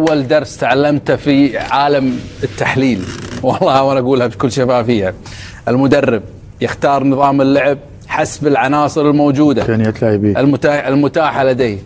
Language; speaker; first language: Arabic; native; Arabic